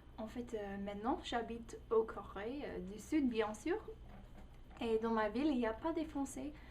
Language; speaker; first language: French; non-native, fluent; English